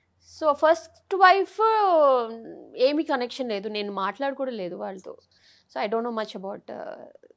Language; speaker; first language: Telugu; non-native, learner; Tamil